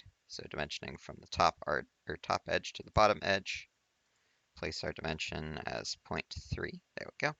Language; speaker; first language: English; native; English